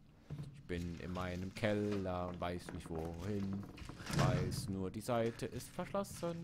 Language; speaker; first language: German; native; German